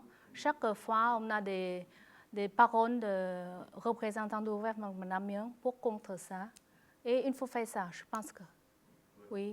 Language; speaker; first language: French; non-native, fluent; Vietnamese